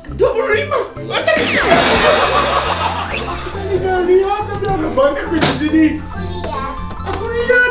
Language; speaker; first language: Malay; non-native, fluent; Japanese